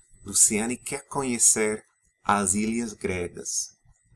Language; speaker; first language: Portuguese; non-native, fluent; English